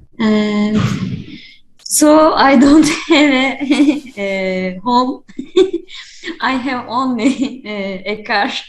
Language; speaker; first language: English; non-native, learner; Turkish